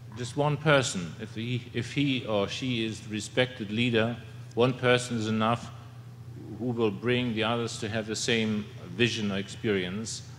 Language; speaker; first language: English; non-native, fluent; German